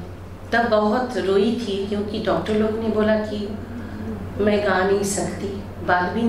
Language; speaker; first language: Hindi; non-native, local second language; Bangla